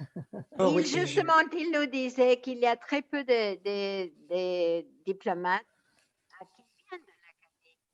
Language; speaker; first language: French; non-native, fluent; Spanish